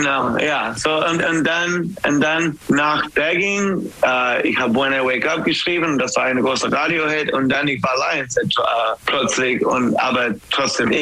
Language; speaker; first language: German; non-native, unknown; English